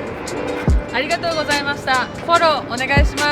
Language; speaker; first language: French; native; French